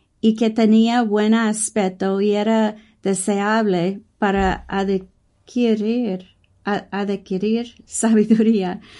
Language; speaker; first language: Spanish; non-native, learner; English